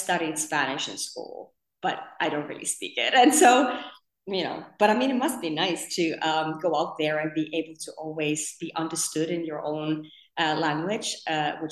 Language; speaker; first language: English; non-native, fluent; Finnish